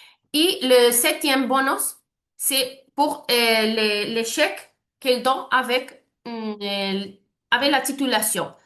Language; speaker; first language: French; non-native, learner; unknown